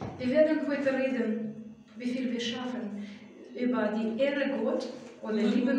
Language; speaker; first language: German; non-native, fluent; Russian